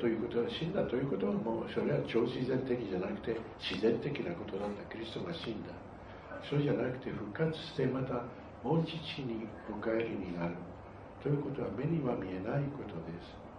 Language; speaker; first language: Japanese; non-native, fluent; Spanish